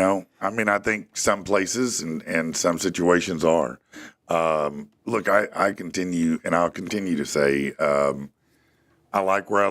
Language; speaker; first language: English; native; English